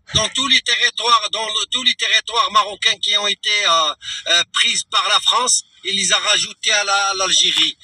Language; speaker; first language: French; non-native, local second language; Arabic